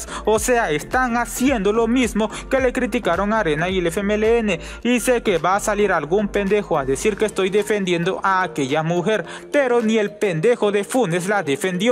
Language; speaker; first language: Spanish; native; Spanish